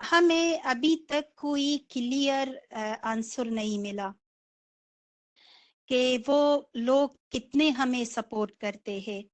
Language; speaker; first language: Hindi; non-native, local second language; Persian